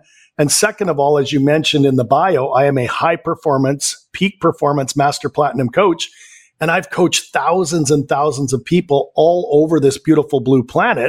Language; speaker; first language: English; native; English